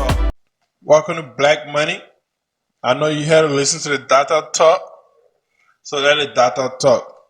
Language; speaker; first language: English; native; English